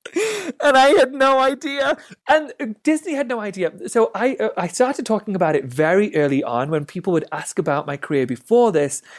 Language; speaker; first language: English; native; English